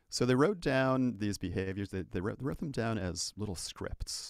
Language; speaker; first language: English; native; English